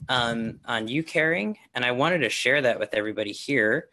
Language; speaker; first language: English; native; English